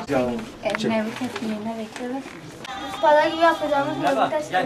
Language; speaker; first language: Turkish; native; Turkish